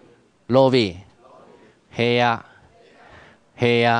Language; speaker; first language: Japanese; non-native, fluent; Chinese